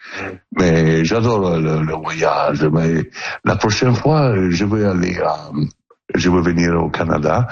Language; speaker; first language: French; non-native, learner; Italian